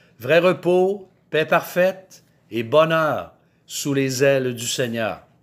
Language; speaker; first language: French; native; French